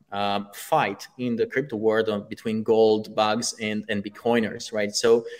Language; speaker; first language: English; non-native, fluent; Italian